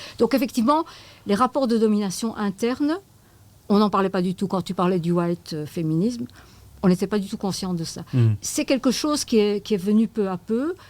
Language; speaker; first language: French; native; French